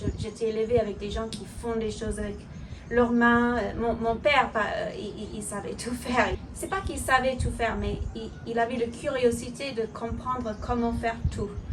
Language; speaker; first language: French; non-native, fluent; English